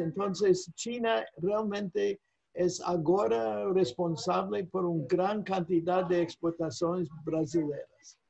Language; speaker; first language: Portuguese; non-native, fluent; English